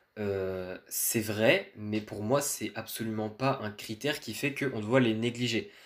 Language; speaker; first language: French; native; French